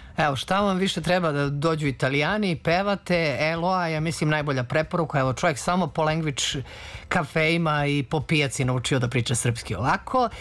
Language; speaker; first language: Serbian; native; Serbian